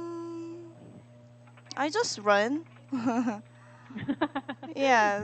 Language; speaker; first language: English; non-native, learner; Korean